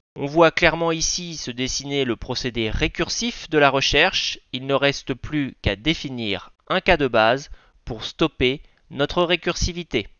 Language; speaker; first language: French; native; French